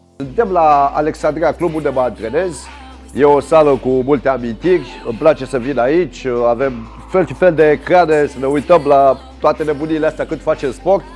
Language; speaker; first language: Romanian; early bilingual, heritage; Romanian